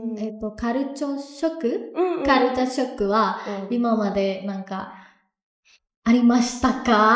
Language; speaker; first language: Japanese; non-native, learner; Indonesian